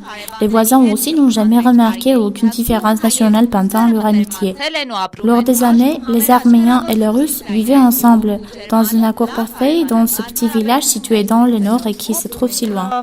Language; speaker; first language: French; non-native, fluent; Armenian